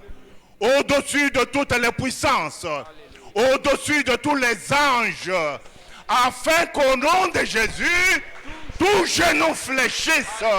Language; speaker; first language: French; non-native, local second language; Lingala